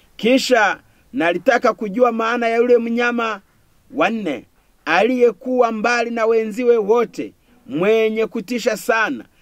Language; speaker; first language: Swahili; non-native, local second language; Kinyarwanda